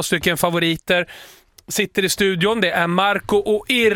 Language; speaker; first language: Swedish; native; Swedish